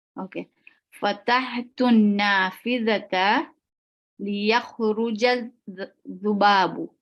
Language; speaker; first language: Arabic; non-native, learner; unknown